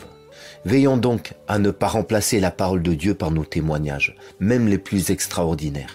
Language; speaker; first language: French; native; French